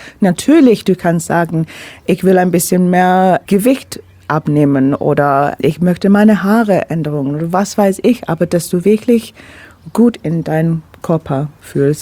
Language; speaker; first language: German; non-native, fluent; English